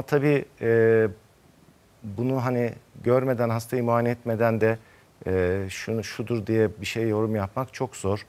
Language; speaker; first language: Turkish; native; Turkish